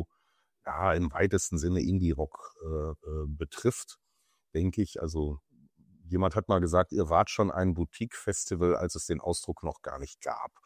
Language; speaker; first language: German; native; German